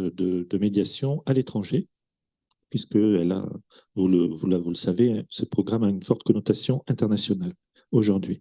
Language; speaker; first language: French; native; French